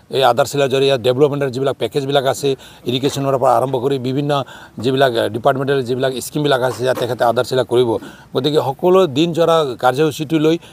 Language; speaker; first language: Assamese; non-native, local second language; Nepali